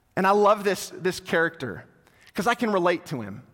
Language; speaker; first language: English; native; English